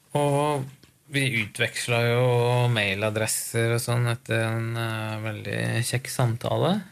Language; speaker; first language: Norwegian; native; Norwegian